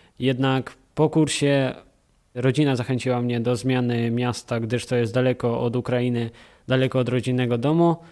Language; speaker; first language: Polish; early bilingual, heritage; Polish